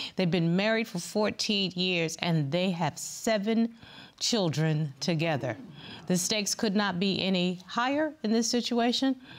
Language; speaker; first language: English; native; English